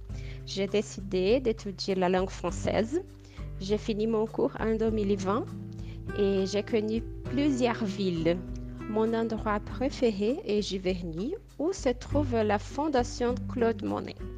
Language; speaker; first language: French; non-native, fluent; Portuguese